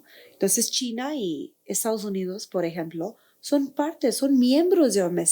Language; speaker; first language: Spanish; non-native, fluent; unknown